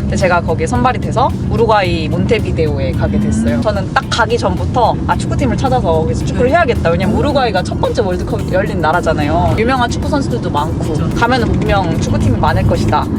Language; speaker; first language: Korean; native; Korean